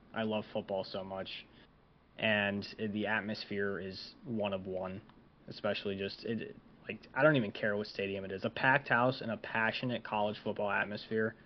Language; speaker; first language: English; native; English